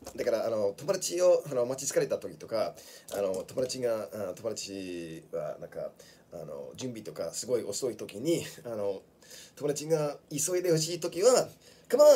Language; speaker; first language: Japanese; non-native, fluent; English